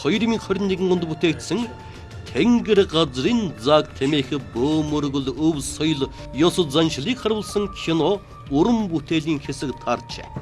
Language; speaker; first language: Mongolian; native; Mongolian